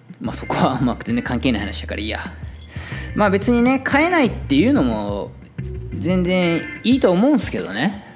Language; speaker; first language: Japanese; native; Japanese